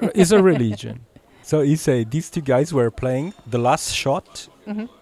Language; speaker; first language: English; early bilingual, heritage; Italian